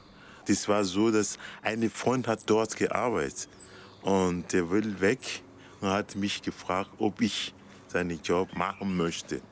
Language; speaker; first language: German; non-native, learner; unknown